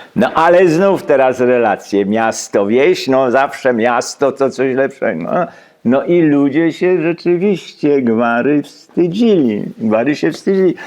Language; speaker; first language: Polish; native; Polish